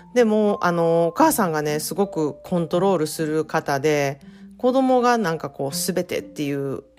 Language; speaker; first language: Japanese; native; Japanese